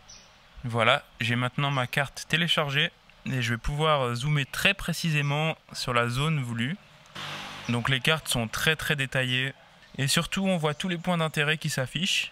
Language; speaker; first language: French; native; French